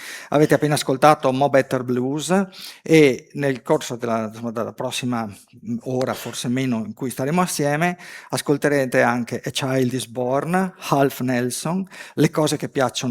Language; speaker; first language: Italian; native; Italian